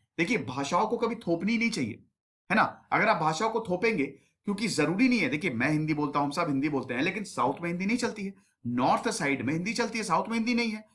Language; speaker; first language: Hindi; native; Hindi